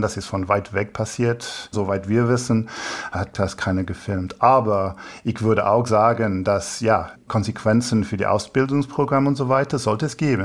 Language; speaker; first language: German; non-native, fluent; English